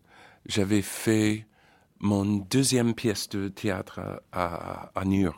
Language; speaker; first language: French; non-native, fluent; English